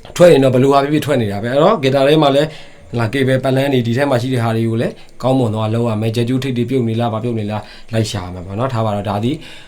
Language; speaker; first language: Burmese; native; Burmese